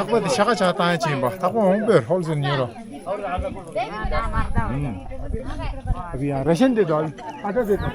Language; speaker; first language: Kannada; non-native, local second language; Tibetan